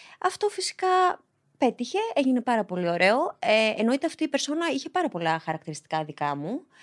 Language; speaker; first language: Greek; early bilingual, other home language; Albanian